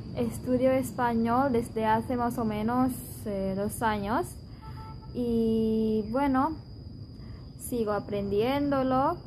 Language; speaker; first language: Spanish; non-native, fluent; Indonesian